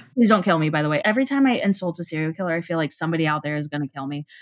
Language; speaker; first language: English; native; English